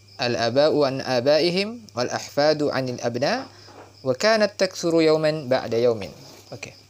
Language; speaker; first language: Arabic; non-native, fluent; Indonesian